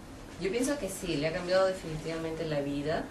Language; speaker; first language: Spanish; native; Spanish